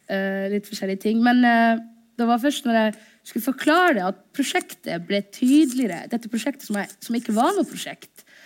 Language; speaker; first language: Norwegian; early bilingual, other home language; Somali